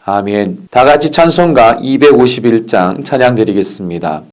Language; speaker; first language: Korean; native; Korean